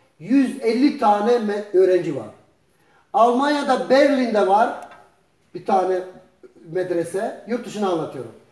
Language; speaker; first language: Turkish; early bilingual, heritage; Turkish